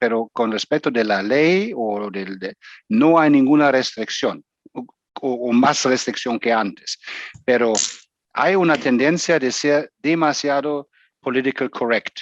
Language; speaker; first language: Spanish; non-native, fluent; German